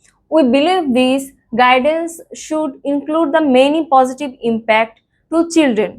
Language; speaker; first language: English; non-native, local second language; Bangla